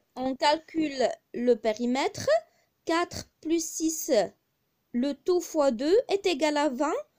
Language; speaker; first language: French; non-native, local second language; Arabic